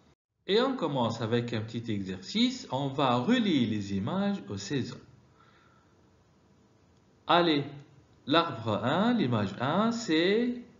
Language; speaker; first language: French; non-native, fluent; Arabic